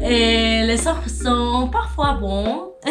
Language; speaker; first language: French; non-native, learner; Spanish